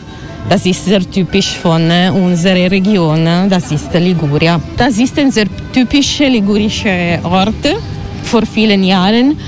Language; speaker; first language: German; non-native, learner; Italian